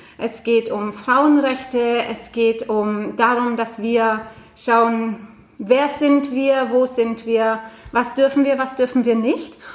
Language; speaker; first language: German; non-native, fluent; Norwegian